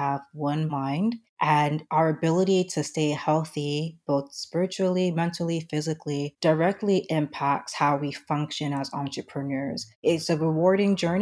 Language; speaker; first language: English; native; English